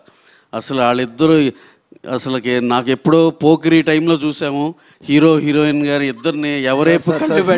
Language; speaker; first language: Telugu; native; Telugu